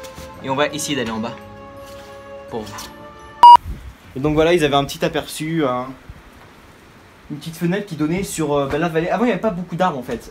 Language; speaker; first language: French; native; French